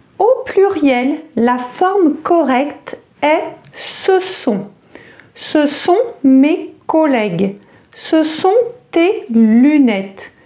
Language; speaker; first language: French; native; French